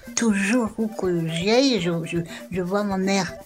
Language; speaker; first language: French; non-native, local second language; Malagasy